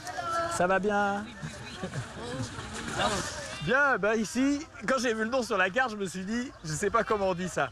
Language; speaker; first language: French; native; French